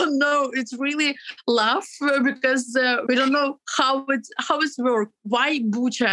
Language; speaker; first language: English; non-native, learner; Ukrainian